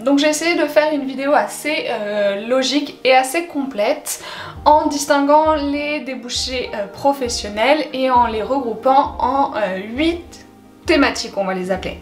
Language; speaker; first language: French; native; French